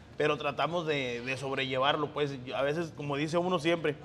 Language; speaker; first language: Spanish; native; Spanish